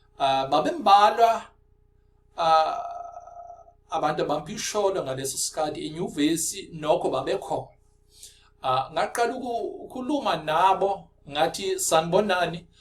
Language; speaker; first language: Zulu; non-native, local second language; Afrikaans